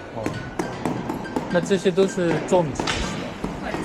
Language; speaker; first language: Chinese; non-native, fluent; Japanese